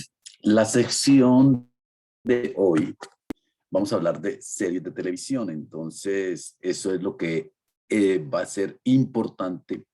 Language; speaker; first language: Spanish; native; Spanish